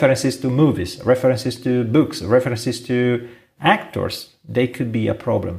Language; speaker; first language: English; non-native, fluent; Italian